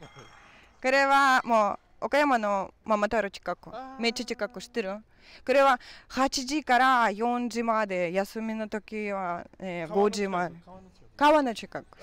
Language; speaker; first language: Japanese; non-native, learner; Russian